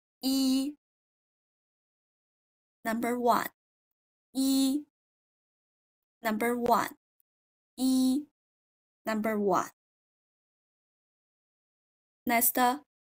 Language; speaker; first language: English; non-native, fluent; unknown